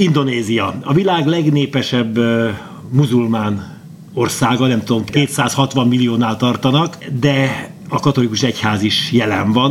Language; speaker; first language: Hungarian; native; Hungarian